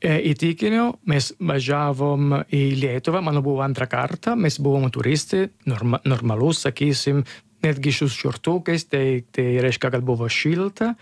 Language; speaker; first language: Lithuanian; non-native, learner; Italian